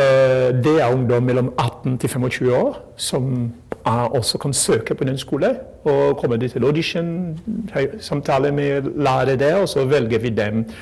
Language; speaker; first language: Norwegian; non-native, fluent; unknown